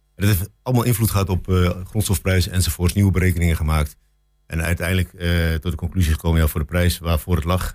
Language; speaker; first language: Dutch; native; Dutch